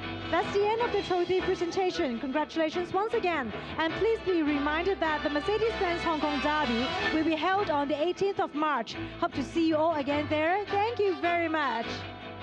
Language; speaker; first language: English; non-native, local second language; Cantonese